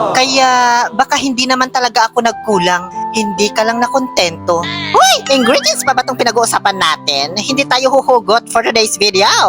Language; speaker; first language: Filipino; non-native, local second language; Pangasinan